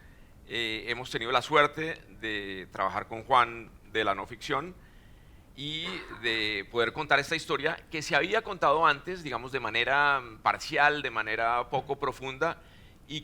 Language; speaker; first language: Spanish; native; Spanish